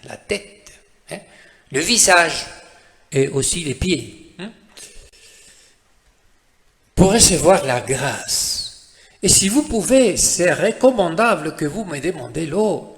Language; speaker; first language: French; non-native, fluent; Spanish